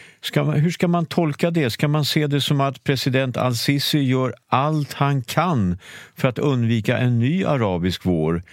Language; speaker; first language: Swedish; native; Swedish